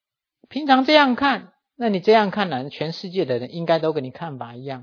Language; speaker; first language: Chinese; native; Chinese